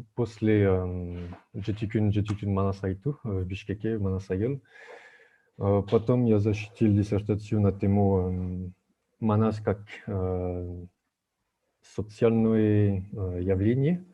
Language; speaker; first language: Russian; non-native, fluent; French